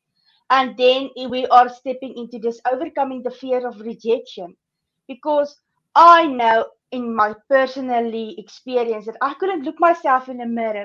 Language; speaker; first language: English; non-native, local second language; Afrikaans